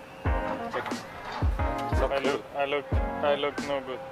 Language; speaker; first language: English; non-native, fluent; Swedish